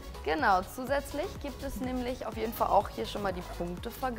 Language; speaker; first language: German; native; German